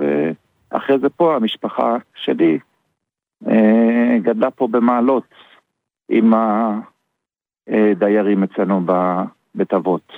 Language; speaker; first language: Hebrew; early bilingual, other home language; German